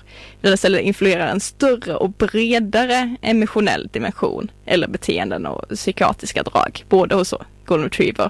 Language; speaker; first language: Swedish; native; Swedish